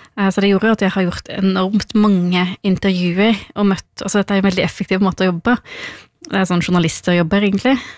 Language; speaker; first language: Norwegian; native; Norwegian